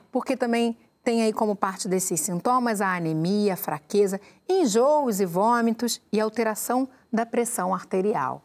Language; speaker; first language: Portuguese; native; Portuguese